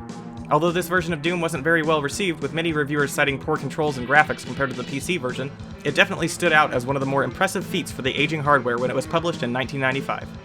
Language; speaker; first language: English; native; English